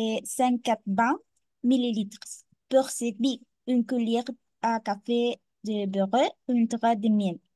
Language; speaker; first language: French; non-native, learner; Spanish